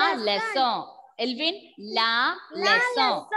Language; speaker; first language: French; non-native, fluent; Malayalam